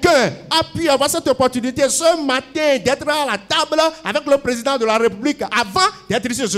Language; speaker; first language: French; non-native, local second language; Ewe